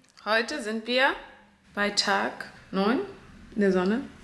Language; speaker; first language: German; native; German